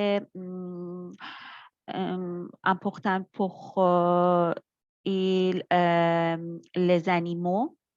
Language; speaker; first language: French; non-native, learner; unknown